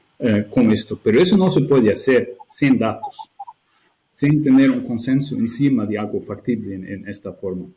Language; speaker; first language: Spanish; non-native, fluent; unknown